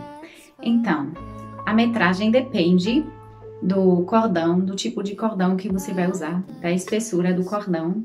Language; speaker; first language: Portuguese; non-native, fluent; German